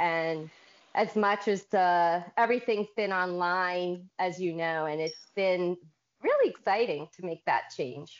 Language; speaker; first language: English; native; English